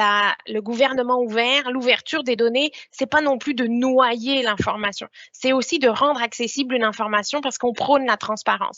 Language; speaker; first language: French; native; French